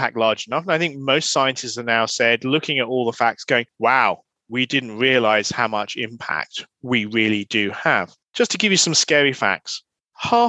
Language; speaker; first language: English; native; English